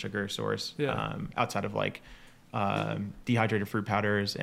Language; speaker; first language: English; native; English